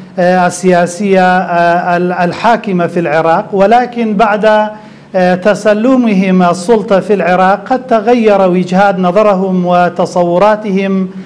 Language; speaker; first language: Arabic; non-native, local second language; Kurdish